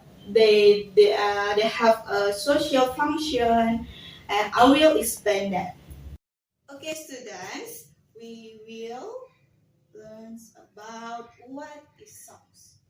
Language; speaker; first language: English; non-native, learner; Indonesian